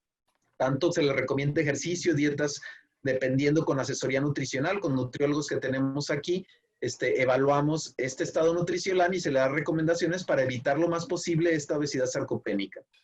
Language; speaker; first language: Spanish; native; Spanish